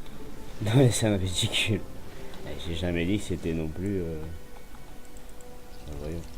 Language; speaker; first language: French; native; French